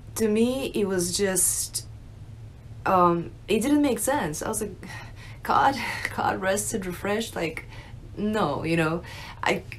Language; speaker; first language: English; early bilingual, other home language; Russian